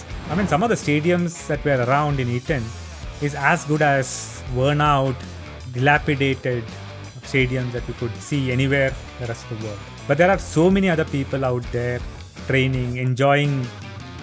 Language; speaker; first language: English; non-native, local second language; Tamil